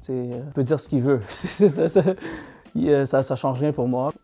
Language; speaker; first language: French; native; French